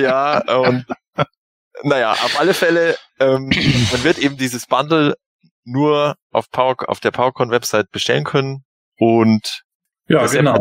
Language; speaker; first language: German; native; German